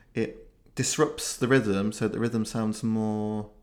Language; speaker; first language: English; native; English